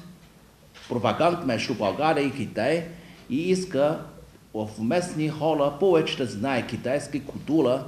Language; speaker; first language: Bulgarian; non-native, learner; Chinese